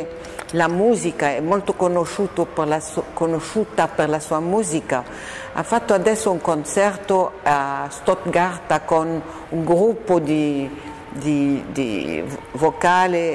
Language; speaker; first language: Italian; non-native, fluent; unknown